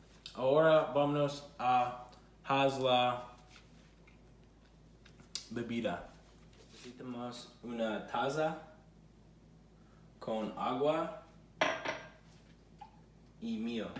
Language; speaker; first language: Spanish; non-native, learner; English